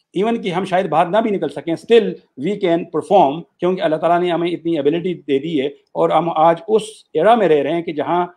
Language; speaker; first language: Urdu; non-native, local second language; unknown